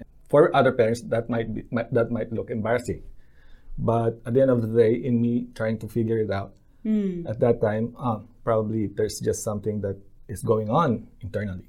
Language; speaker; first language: English; non-native, local second language; Filipino